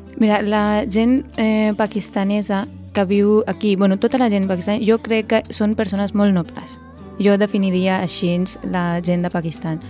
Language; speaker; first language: Catalan; early bilingual, other home language; Punjabi